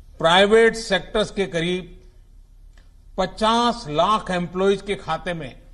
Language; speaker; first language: Hindi; non-native, local second language; Gujarati